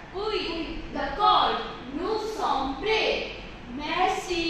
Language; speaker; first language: French; non-native, learner; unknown